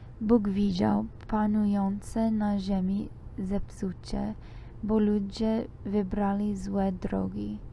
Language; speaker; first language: Polish; non-native, learner; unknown